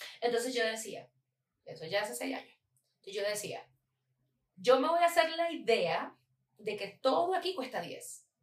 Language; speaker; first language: Spanish; native; Spanish